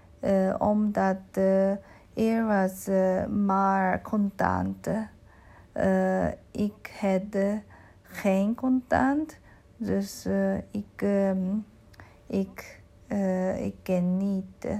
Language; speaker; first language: Dutch; non-native, learner; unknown